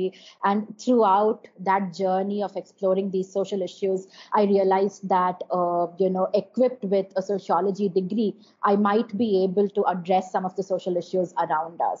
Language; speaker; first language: English; non-native, local second language; Tamil